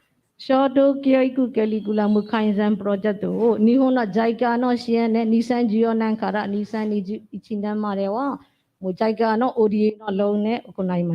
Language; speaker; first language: Japanese; non-native, fluent; Burmese